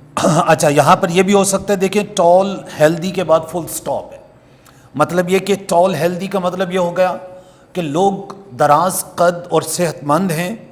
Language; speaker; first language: Urdu; non-native, local second language; Punjabi